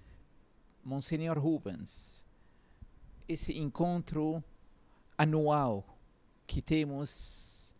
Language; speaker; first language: Portuguese; non-native, fluent; Arabic